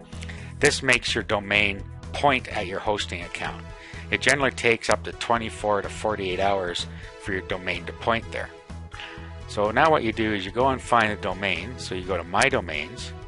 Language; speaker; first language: English; native; English